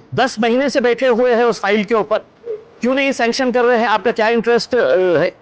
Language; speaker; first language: Hindi; non-native, local second language; Marathi